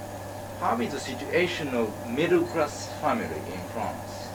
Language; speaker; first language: English; non-native, learner; Japanese